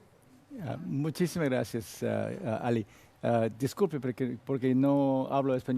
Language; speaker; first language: Spanish; non-native, learner; Korean